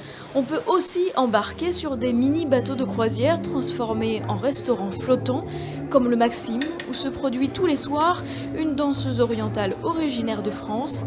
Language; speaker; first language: French; native; French